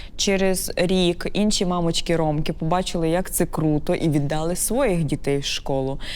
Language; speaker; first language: Ukrainian; non-native, local second language; Romany